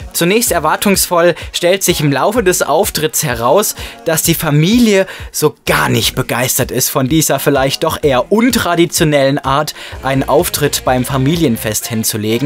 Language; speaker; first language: German; native; German